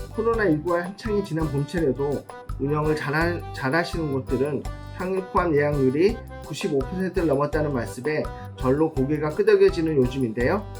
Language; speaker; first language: Korean; native; Korean